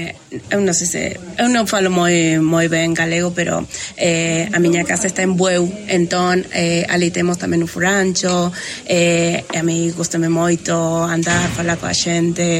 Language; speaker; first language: Galician; non-native, learner; Spanish